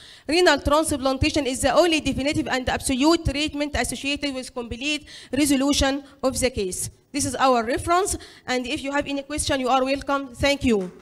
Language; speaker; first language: English; non-native, fluent; Arabic